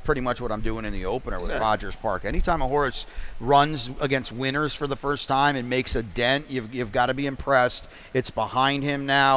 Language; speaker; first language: English; native; English